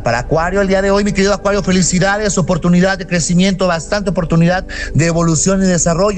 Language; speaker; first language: Spanish; native; Spanish